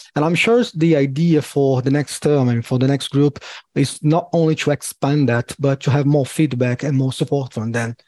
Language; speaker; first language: English; non-native, fluent; Portuguese